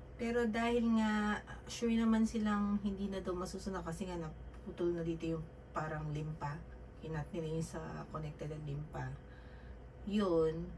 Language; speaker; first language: Filipino; native; Filipino